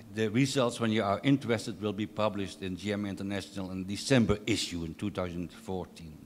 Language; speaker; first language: English; non-native, fluent; Dutch